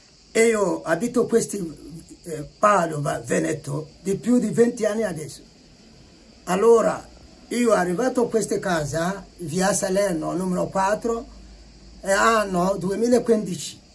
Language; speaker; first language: Italian; non-native, learner; Igbo